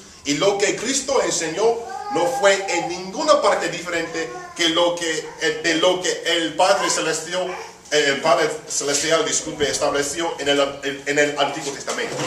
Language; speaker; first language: Spanish; early bilingual, heritage; Spanish